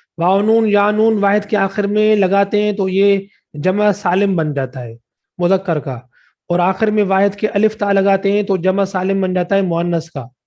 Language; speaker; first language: Urdu; non-native, local second language; Sindhi